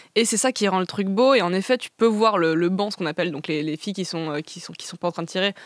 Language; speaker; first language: French; native; French